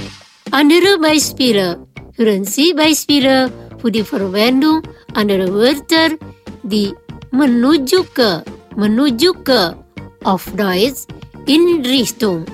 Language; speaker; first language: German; non-native, fluent; Indonesian